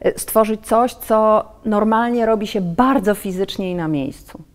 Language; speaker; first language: Polish; native; Polish